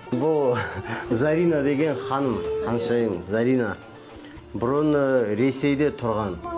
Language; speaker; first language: Kazakh; non-native, local second language; Kurdish